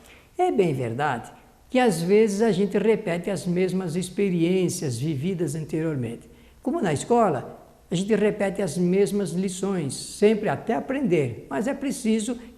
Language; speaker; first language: Portuguese; native; Portuguese